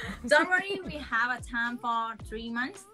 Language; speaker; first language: English; non-native, learner; Thai